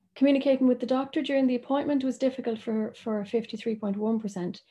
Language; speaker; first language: English; native; English